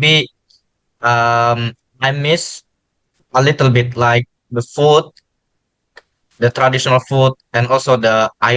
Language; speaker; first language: English; non-native, learner; Indonesian